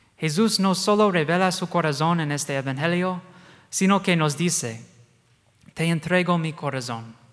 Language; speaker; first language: Spanish; non-native, fluent; English